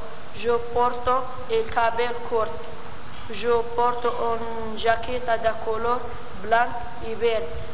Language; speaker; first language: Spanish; non-native, local second language; Catalan